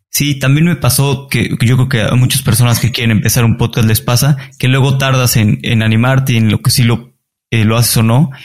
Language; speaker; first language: Spanish; native; Spanish